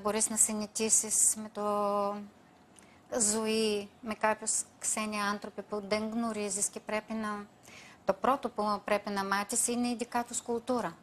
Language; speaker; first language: Greek; non-native, fluent; Bulgarian